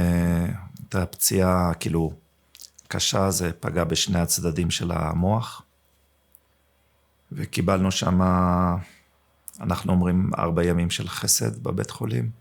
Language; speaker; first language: Hebrew; early bilingual, other home language; German